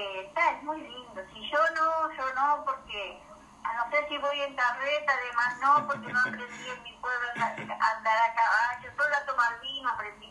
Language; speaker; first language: Spanish; native; Spanish